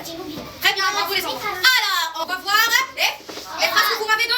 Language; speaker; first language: French; non-native, local second language; Arabic